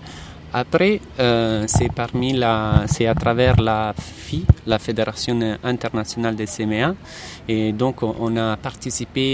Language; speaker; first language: French; non-native, fluent; Italian